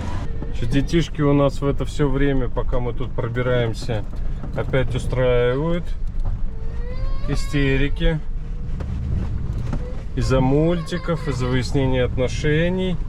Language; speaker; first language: Russian; native; Russian